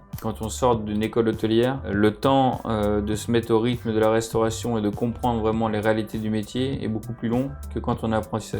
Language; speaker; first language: French; native; French